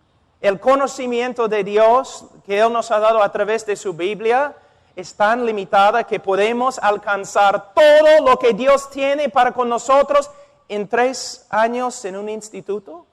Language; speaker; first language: Spanish; non-native, fluent; English